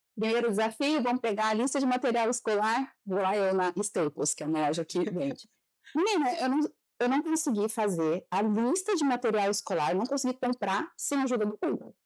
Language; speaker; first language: Portuguese; native; Portuguese